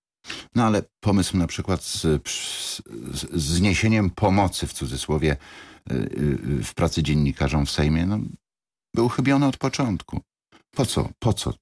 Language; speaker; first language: Polish; native; Polish